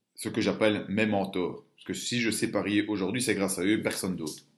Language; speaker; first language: French; native; French